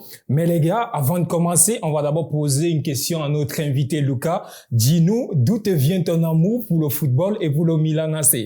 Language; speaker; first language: French; native; French